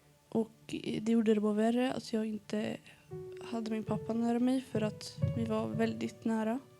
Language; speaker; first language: Swedish; early bilingual, other home language; Arabic